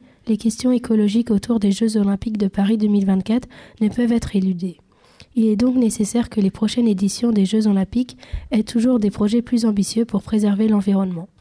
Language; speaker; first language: French; native; French